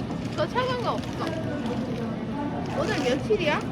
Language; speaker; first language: Korean; non-native, learner; Italian